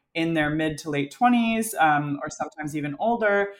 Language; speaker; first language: English; native; English